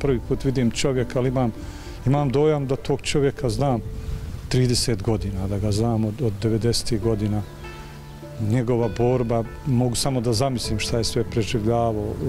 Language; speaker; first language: Serbian; native; Serbian